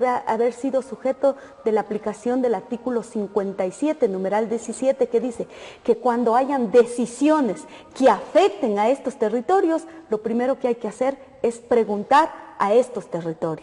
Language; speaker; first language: Spanish; native; Spanish